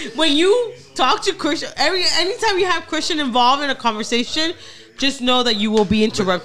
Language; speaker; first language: English; early bilingual, other home language; Spanish